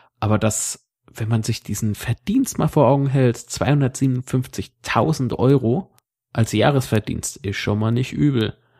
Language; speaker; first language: German; native; German